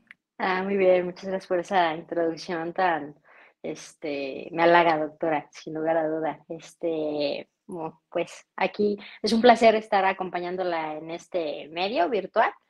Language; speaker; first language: Spanish; native; Spanish